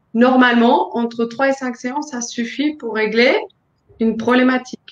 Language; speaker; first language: French; non-native, fluent; Spanish